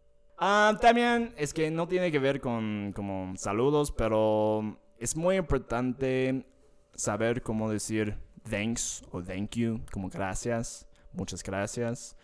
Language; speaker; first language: Spanish; non-native, fluent; English